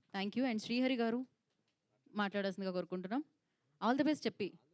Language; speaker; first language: Telugu; native; Telugu